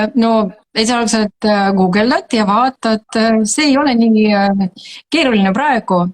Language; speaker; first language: Estonian; non-native, local second language; Russian